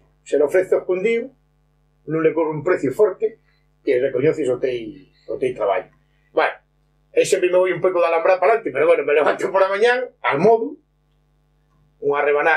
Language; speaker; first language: Spanish; non-native, local second language; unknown